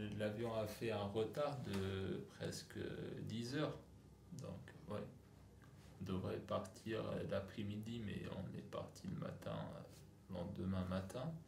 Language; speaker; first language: French; non-native, local second language; Arabic